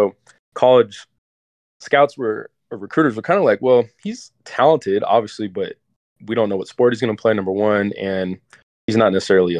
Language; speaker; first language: English; native; English